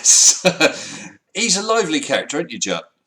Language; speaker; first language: English; native; English